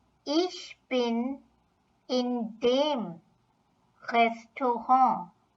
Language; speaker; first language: German; non-native, fluent; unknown